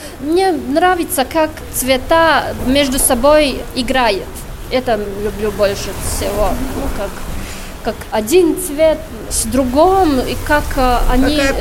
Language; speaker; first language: Russian; non-native, local second language; Latvian